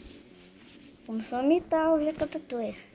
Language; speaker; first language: Portuguese; native; Portuguese